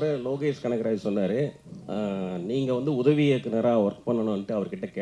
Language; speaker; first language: Tamil; native; Tamil